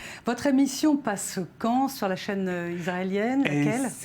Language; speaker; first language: French; native; French